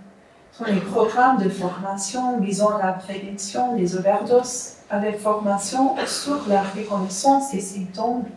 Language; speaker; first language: French; non-native, fluent; English